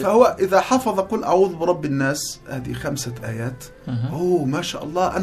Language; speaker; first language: Arabic; native; Arabic